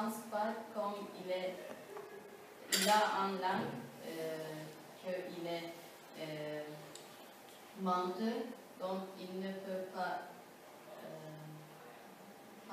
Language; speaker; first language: French; non-native, learner; Turkish